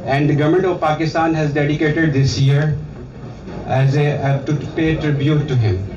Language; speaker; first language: English; non-native, local second language; Urdu